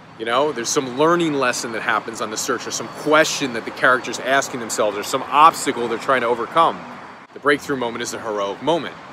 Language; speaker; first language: English; native; English